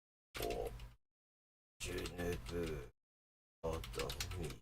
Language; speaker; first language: French; non-native, learner; English